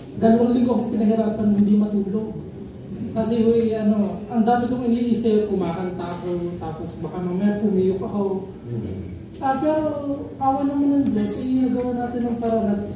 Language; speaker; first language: Filipino; native; Filipino